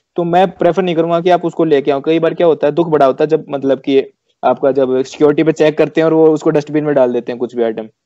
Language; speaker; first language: Hindi; native; Hindi